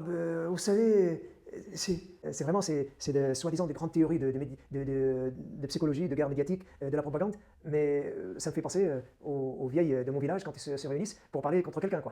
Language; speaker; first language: French; non-native, fluent; Arabic